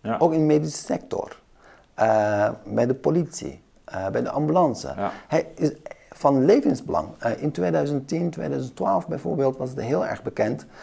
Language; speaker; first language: Dutch; early bilingual, other home language; Kurdish